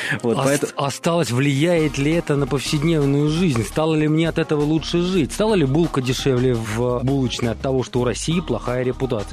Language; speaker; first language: Russian; native; Russian